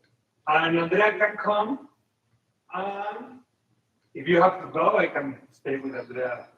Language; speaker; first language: English; non-native, learner; Spanish